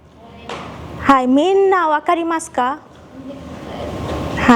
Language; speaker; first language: Japanese; non-native, fluent; Bangla